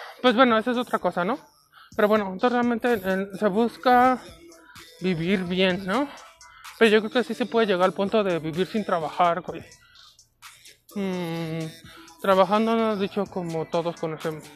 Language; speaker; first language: Spanish; native; Spanish